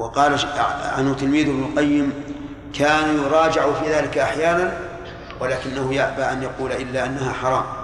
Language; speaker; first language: Arabic; native; Arabic